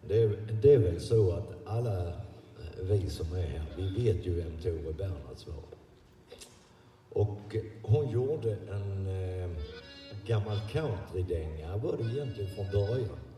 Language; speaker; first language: Swedish; native; Swedish